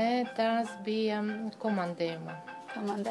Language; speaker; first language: Latvian; non-native, local second language; Russian